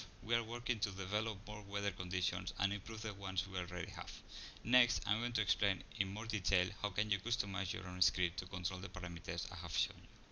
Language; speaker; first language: English; non-native, fluent; Spanish